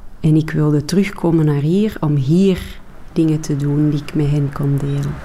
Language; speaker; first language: Dutch; native; Dutch